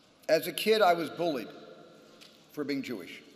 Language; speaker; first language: English; native; English